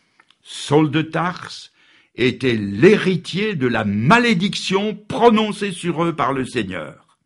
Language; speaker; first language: French; native; French